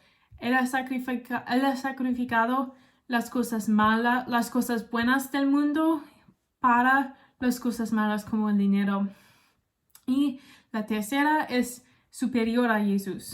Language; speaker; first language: Spanish; non-native, learner; English